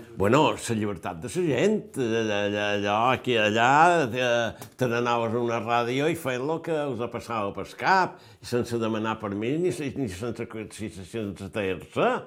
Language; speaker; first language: Catalan; native; Catalan